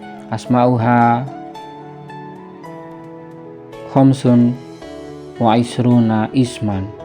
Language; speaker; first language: Arabic; non-native, fluent; Indonesian